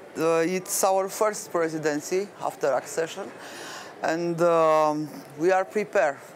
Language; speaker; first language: English; non-native, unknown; Romanian